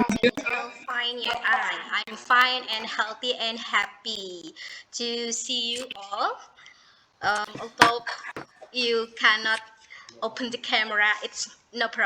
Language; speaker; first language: English; non-native, learner; Javanese